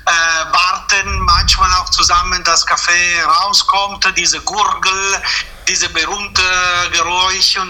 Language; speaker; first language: German; non-native, fluent; Italian